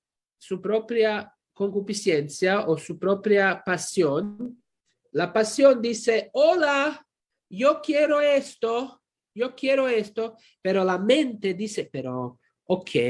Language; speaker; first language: Spanish; non-native, fluent; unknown